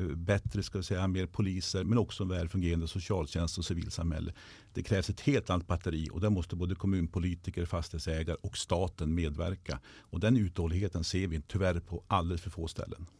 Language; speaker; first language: Swedish; native; Swedish